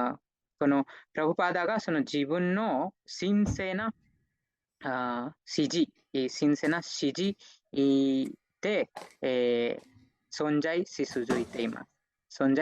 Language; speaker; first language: Japanese; non-native, fluent; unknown